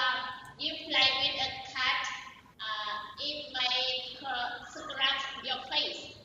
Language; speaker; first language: English; non-native, learner; Vietnamese